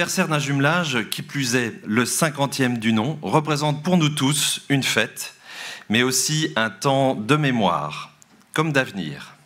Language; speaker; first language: French; native; French